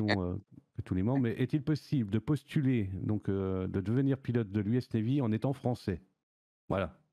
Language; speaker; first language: French; native; French